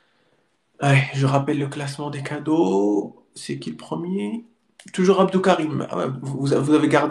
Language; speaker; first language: French; native; French